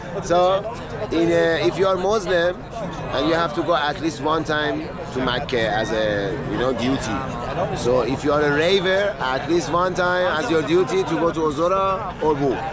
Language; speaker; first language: English; non-native, fluent; Persian